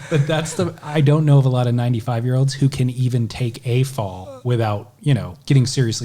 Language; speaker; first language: English; native; English